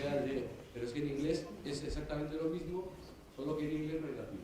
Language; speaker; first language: Spanish; native; Spanish